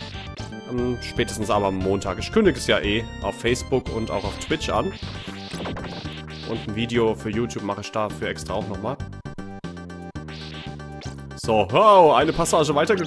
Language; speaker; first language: German; native; German